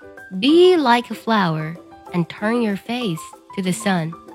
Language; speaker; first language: English; non-native, fluent; Chinese